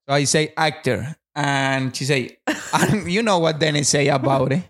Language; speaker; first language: English; non-native, learner; Spanish